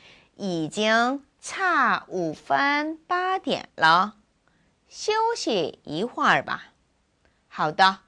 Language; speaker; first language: Chinese; non-native, fluent; Korean